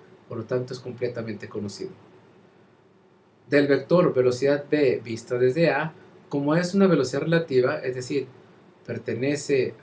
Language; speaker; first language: Spanish; native; Spanish